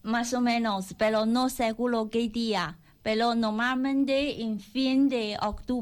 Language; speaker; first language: Spanish; non-native, learner; Chinese